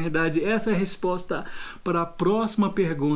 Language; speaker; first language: Portuguese; non-native, fluent; English